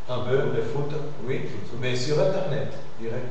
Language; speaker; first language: French; non-native, fluent; Spanish